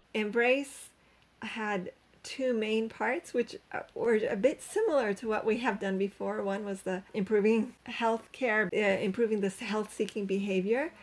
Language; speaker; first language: English; native; English